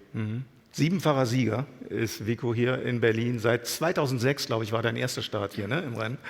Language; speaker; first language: German; native; German